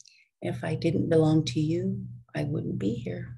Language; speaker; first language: English; native; English